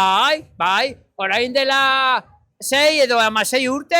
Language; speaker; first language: Basque; non-native, learner; Spanish